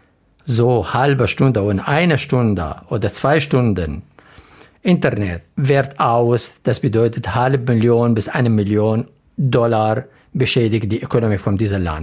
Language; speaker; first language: German; non-native, learner; Arabic